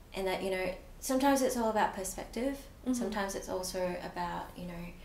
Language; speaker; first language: English; native; English